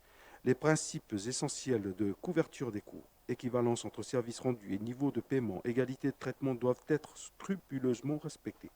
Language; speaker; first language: French; native; French